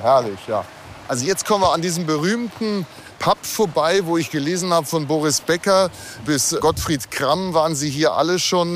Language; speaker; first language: German; native; German